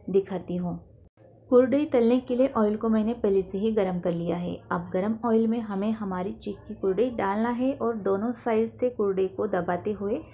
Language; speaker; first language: Hindi; non-native, local second language; Marathi